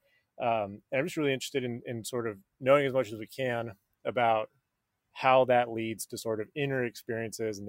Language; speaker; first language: English; native; English